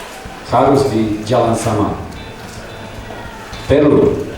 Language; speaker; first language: Indonesian; non-native, learner; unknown